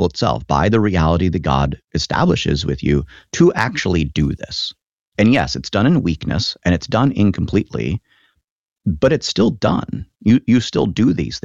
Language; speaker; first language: English; native; English